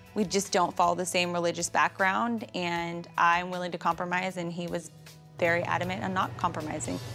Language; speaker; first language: English; native; English